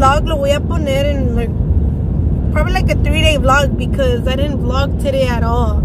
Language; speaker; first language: English; early bilingual, other home language; Spanish